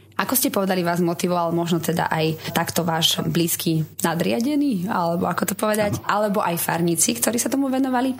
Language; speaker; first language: Slovak; native; Slovak